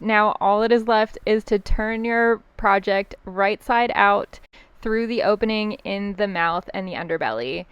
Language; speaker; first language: English; native; English